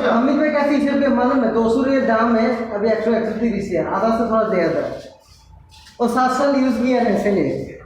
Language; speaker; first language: Hindi; non-native, learner; Bangla